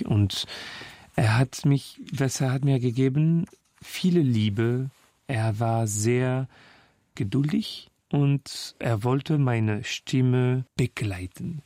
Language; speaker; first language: German; non-native, fluent; French